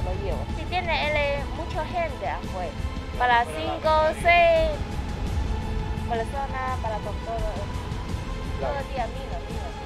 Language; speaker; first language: Spanish; non-native, learner; Chinese